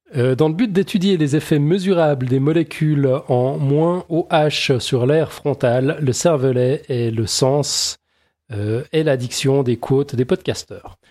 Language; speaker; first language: French; native; French